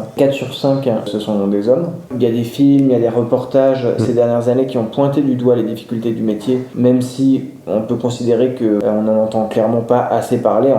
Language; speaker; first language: French; native; French